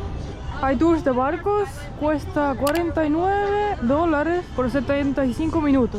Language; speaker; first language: Spanish; native; Spanish